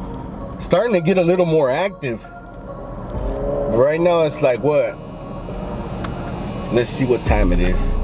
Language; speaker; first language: English; native; English